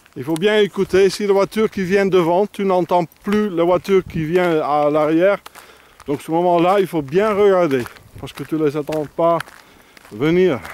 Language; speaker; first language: French; non-native, fluent; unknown